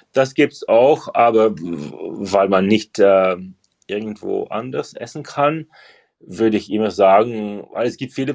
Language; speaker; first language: German; non-native, learner; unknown